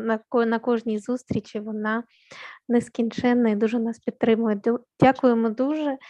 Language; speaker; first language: Ukrainian; native; Ukrainian